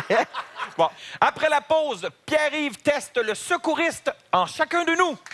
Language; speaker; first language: French; native; French